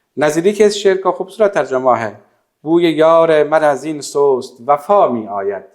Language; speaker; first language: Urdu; non-native, fluent; Persian